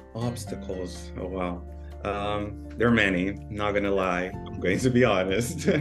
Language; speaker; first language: English; early bilingual, other home language; Portuguese